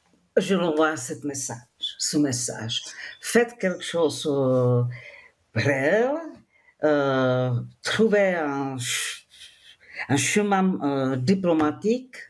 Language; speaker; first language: French; non-native, fluent; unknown